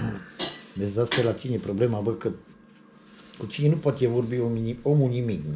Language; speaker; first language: Romanian; native; Romanian